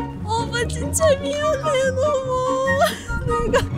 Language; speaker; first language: Korean; non-native, learner; Russian